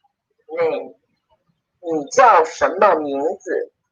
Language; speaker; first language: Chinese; non-native, learner; Polish